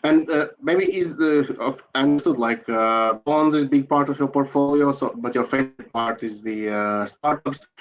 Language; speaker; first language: English; non-native, fluent; Latvian